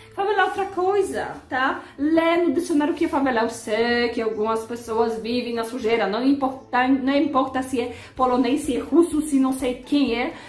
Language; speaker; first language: Portuguese; non-native, fluent; Polish